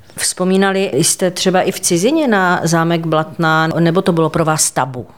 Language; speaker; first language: Czech; native; Czech